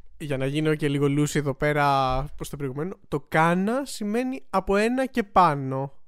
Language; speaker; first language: Greek; native; Greek